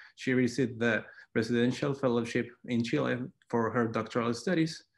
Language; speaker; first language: English; non-native, fluent; Spanish